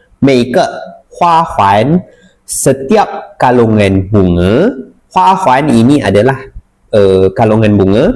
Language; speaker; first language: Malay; native; Malay